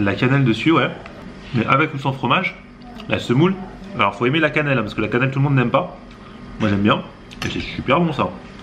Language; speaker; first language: French; native; French